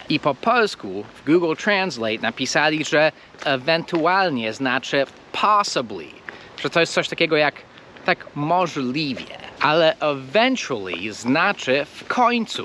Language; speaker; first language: Polish; non-native, fluent; English